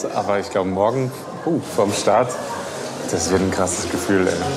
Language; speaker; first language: German; native; German